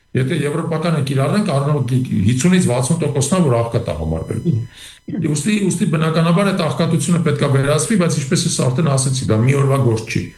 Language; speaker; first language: Armenian; native; Armenian